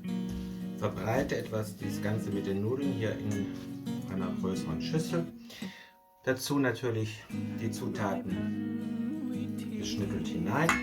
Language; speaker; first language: German; non-native, fluent; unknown